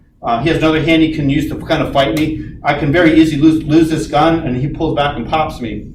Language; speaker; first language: English; native; English